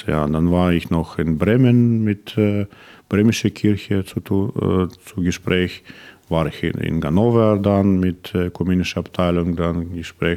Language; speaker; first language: German; non-native, learner; Russian